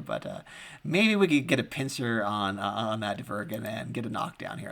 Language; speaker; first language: English; native; English